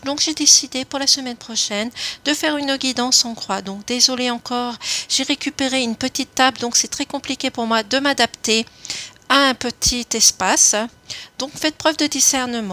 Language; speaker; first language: French; native; French